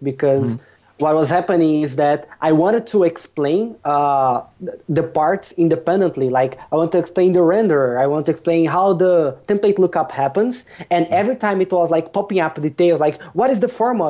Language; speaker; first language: English; non-native, fluent; Portuguese